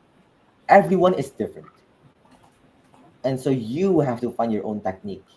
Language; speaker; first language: English; non-native, fluent; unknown